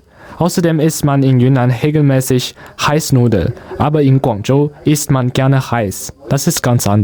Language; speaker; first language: German; non-native, learner; Chinese